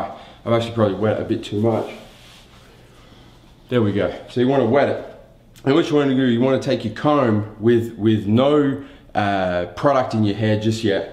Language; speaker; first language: English; native; English